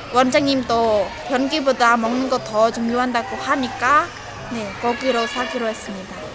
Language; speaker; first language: Korean; non-native, learner; Khmer